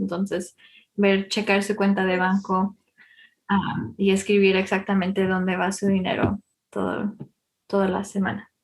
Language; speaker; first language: Spanish; early bilingual, heritage; Spanish